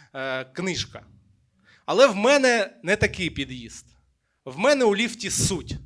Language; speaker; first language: Ukrainian; native; Ukrainian